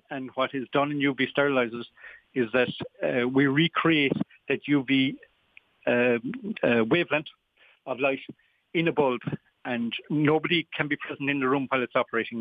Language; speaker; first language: English; native; English